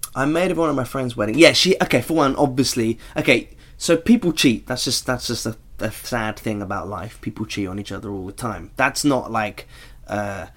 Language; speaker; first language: English; native; English